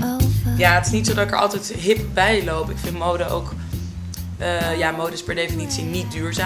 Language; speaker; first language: Dutch; native; Dutch